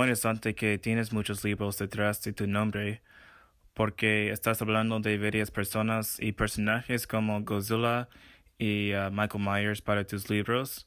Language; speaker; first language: Spanish; non-native, fluent; English